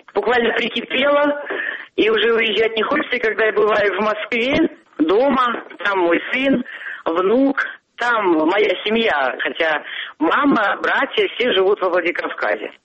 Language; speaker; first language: Russian; non-native, local second language; Ossetic